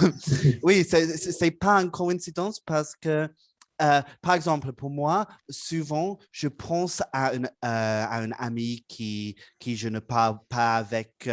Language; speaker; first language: French; non-native, learner; English